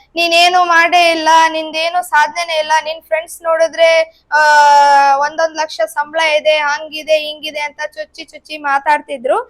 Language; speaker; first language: Kannada; native; Kannada